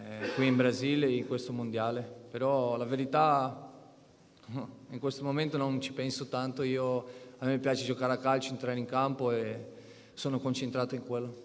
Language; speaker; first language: Italian; non-native, fluent; Portuguese